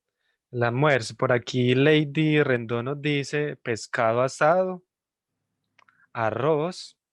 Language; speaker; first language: Spanish; native; Spanish